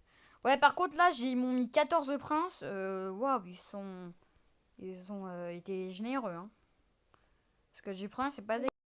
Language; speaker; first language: French; native; French